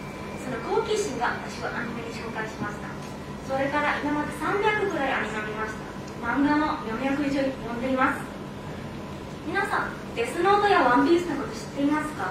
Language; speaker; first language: Japanese; non-native, fluent; Bangla